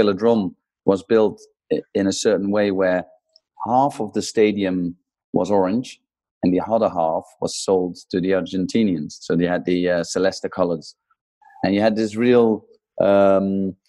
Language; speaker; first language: English; non-native, fluent; Dutch